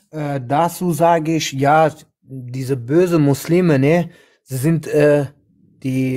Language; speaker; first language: German; non-native, learner; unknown